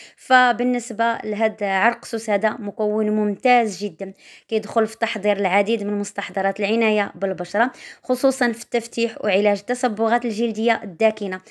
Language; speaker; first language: Arabic; native; Arabic